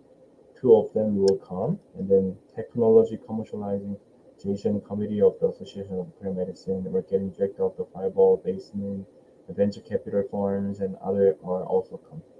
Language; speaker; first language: English; non-native, fluent; Korean